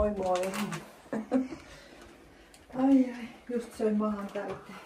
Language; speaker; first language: Finnish; native; Finnish